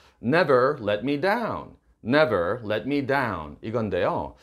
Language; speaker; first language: English; non-native, fluent; Korean